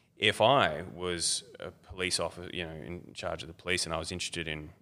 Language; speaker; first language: English; native; English